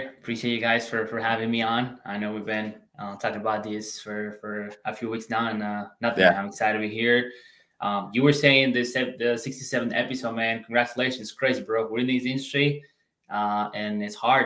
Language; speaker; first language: English; non-native, fluent; Spanish